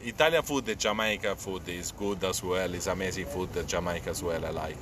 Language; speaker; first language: English; non-native, learner; Italian